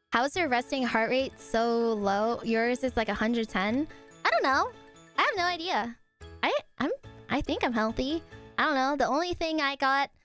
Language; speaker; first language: English; native; English